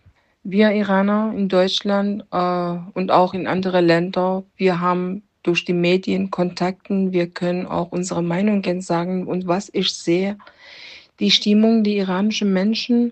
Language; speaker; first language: German; non-native, fluent; Persian